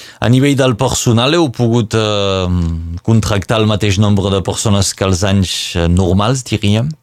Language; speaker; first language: Catalan; native; Catalan